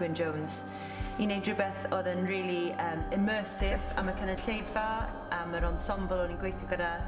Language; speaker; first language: Welsh; native; Welsh